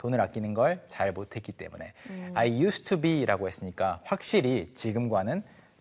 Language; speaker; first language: Korean; native; Korean